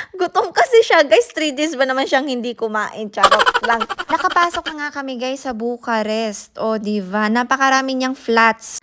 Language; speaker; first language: Filipino; native; Filipino